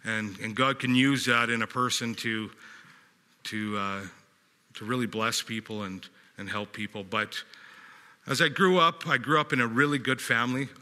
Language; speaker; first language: English; native; English